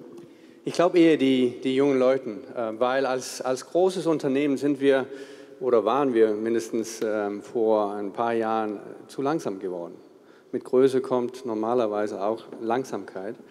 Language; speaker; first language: German; non-native, fluent; Danish